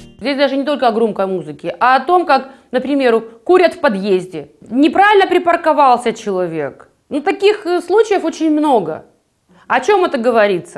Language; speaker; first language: Russian; native; Russian